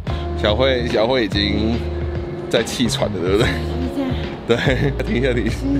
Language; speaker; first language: Chinese; native; Chinese